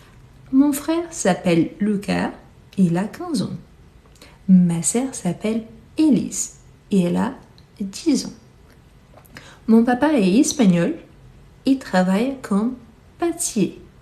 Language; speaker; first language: French; non-native, fluent; Portuguese